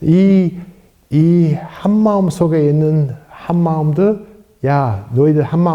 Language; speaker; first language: Korean; non-native, fluent; English